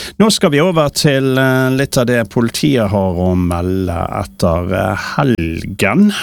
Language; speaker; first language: Norwegian; native; Norwegian